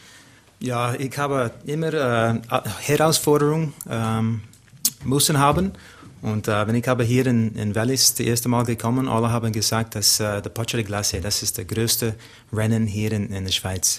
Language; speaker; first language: German; non-native, learner; English